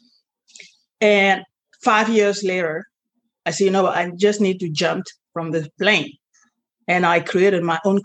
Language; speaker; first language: English; non-native, local second language; French